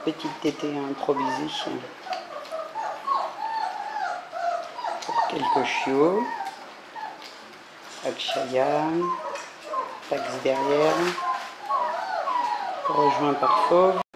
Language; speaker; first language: French; native; French